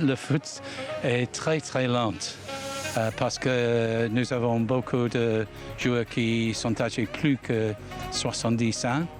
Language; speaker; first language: French; non-native, learner; English